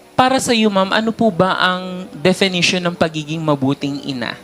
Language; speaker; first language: Filipino; native; Filipino